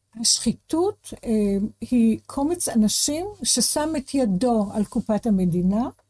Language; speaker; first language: Hebrew; native; Hebrew